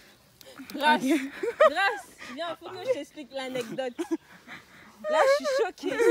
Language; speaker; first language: French; native; French